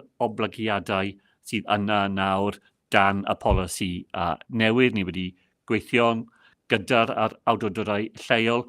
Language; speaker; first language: Welsh; non-native, local second language; English